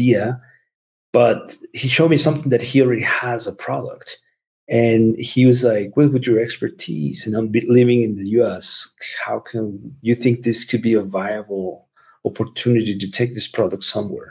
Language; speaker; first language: English; non-native, fluent; Spanish